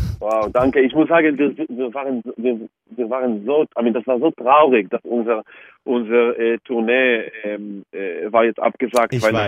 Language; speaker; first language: German; non-native, fluent; Hebrew